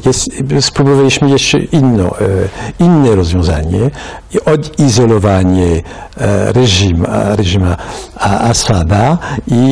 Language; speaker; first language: Polish; non-native, fluent; French